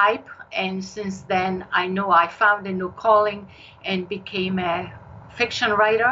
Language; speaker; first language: English; non-native, fluent; Hebrew